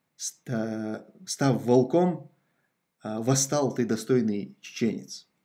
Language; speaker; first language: Russian; non-native, local second language; Chechen